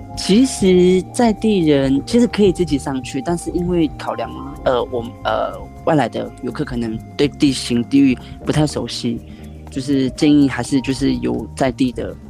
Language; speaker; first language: Chinese; native; Chinese